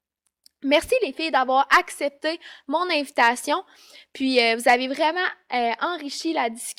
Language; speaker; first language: French; native; French